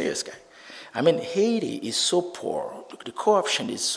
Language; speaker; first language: English; non-native, fluent; Haitian Creole